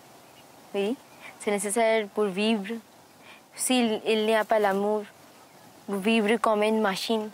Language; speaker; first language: French; non-native, learner; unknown